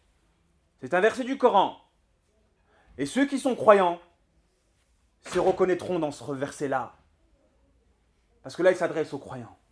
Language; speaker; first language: French; native; French